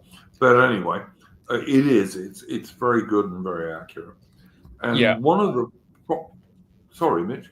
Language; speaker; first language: English; native; English